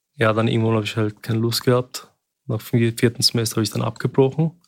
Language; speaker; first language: German; early bilingual, other home language; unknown